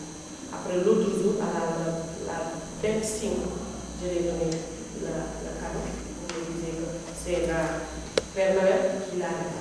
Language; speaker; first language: French; non-native, learner; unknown